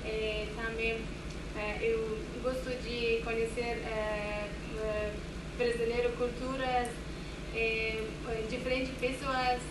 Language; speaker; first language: Portuguese; non-native, learner; Persian